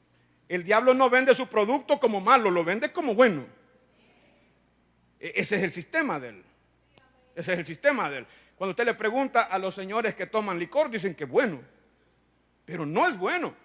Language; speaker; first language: Spanish; native; Spanish